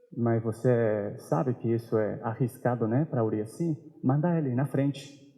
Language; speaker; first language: Portuguese; non-native, fluent; Spanish